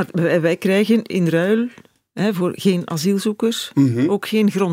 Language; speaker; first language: Dutch; native; Dutch